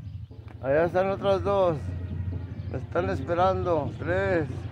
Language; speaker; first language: Spanish; native; Spanish